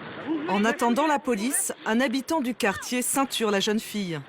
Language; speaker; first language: French; native; French